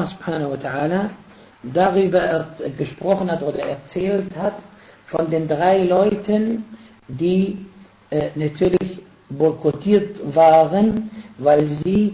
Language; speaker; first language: German; non-native, fluent; Arabic